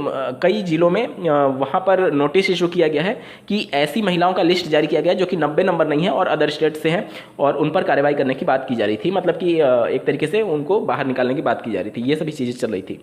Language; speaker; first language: Hindi; native; Hindi